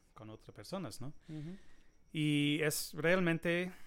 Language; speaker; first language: Spanish; non-native, learner; English